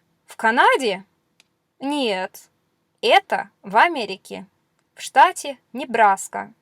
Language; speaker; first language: Russian; non-native, fluent; English